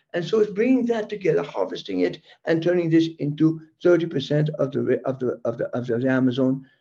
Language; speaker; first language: English; early bilingual, other home language; German